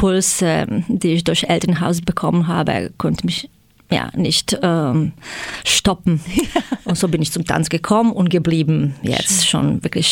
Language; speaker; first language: German; non-native, fluent; Croatian